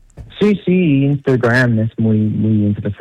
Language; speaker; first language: Spanish; non-native, learner; English